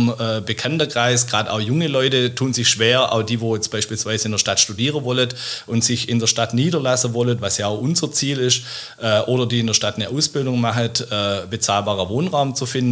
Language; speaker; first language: German; native; German